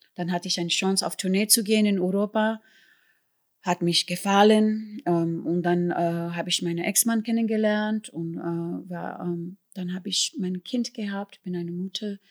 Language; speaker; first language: German; non-native, fluent; English